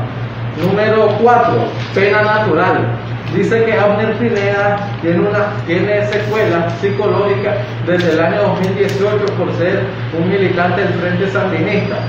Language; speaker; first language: Spanish; native; Spanish